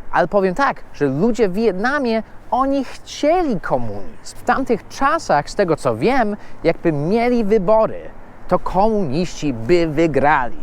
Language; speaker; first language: Polish; non-native, fluent; English